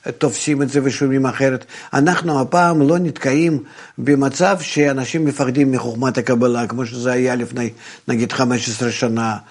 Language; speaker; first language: Hebrew; non-native, fluent; Russian